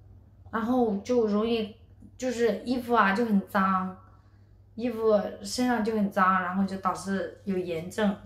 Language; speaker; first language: Chinese; native; Chinese